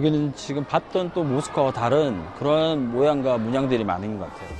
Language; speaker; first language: Korean; native; Korean